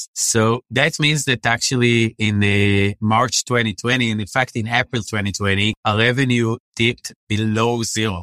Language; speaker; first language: English; non-native, fluent; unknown